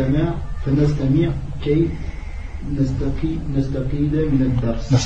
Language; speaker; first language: Arabic; non-native, learner; French